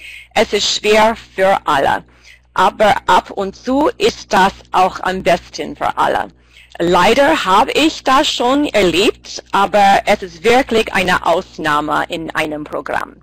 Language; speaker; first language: German; non-native, fluent; English